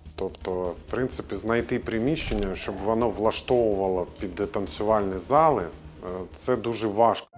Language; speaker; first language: Ukrainian; non-native, fluent; Latvian